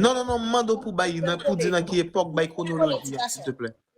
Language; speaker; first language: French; non-native, local second language; Haitian Creole